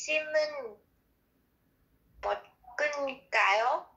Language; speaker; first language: Korean; non-native, learner; Vietnamese